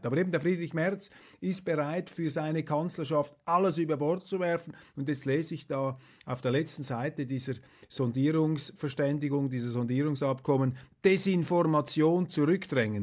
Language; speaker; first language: German; native; German